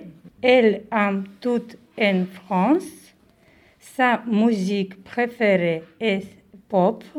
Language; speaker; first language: French; non-native, learner; Turkish